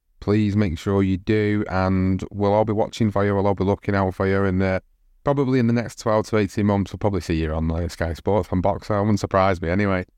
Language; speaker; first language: English; native; English